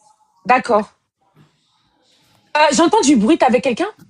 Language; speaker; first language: French; native; French